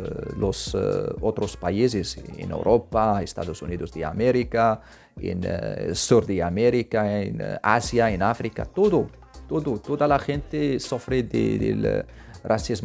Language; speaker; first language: Spanish; non-native, fluent; Arabic